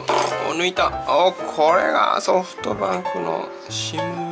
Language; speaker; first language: Japanese; native; Japanese